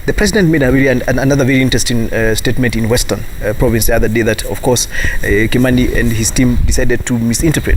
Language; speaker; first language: English; non-native, local second language; Kikuyu